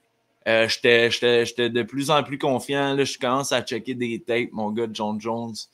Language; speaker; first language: French; native; French